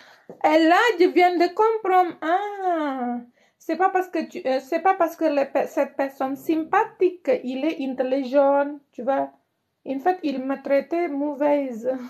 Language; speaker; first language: French; non-native, learner; Indonesian